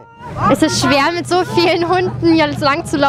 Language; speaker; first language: German; native; German